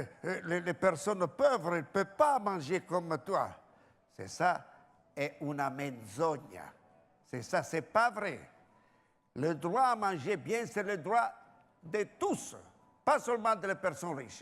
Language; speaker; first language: French; non-native, fluent; Italian